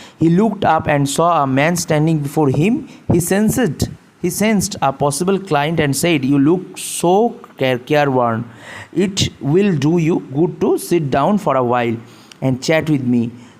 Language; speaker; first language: English; non-native, local second language; Bangla